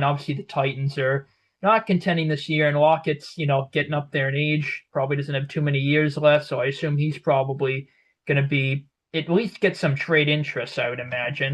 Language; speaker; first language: English; native; English